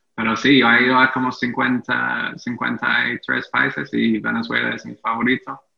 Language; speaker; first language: Spanish; non-native, fluent; English